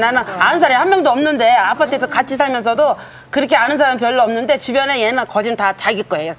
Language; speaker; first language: Korean; native; Korean